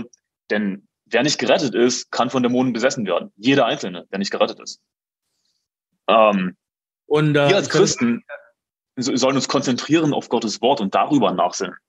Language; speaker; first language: German; native; German